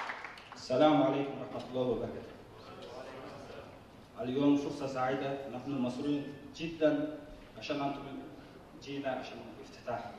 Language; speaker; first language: Arabic; non-native, learner; Kyrgyz